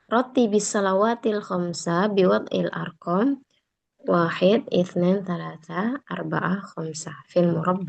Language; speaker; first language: Arabic; non-native, fluent; Indonesian